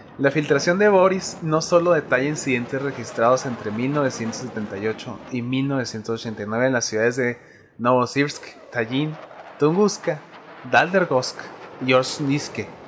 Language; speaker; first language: Spanish; native; Spanish